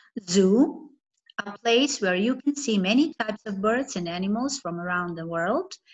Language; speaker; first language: English; non-native, fluent; Macedonian